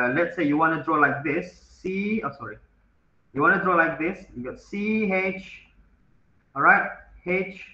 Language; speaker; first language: English; non-native, local second language; Malay